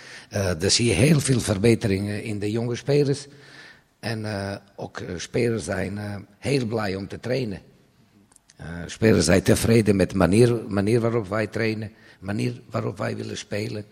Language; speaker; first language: Dutch; non-native, fluent; Serbian